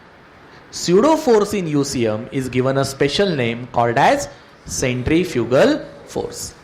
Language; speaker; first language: English; non-native, local second language; Marathi